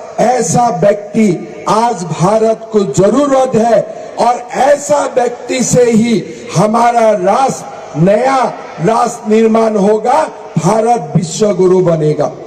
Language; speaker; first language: Hindi; non-native, local second language; Assamese